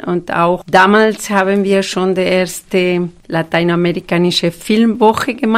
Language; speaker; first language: German; non-native, fluent; Spanish